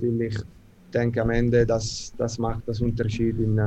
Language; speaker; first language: German; non-native, local second language; Italian